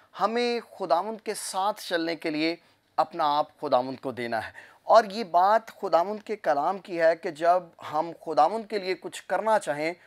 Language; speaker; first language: Urdu; non-native, local second language; Punjabi